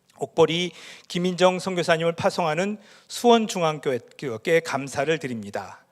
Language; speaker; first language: Korean; native; Korean